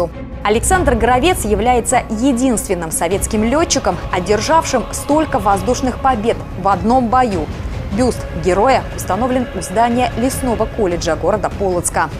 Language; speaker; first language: Russian; native; Russian